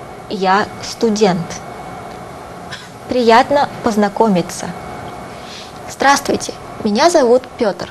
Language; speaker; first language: Russian; non-native, fluent; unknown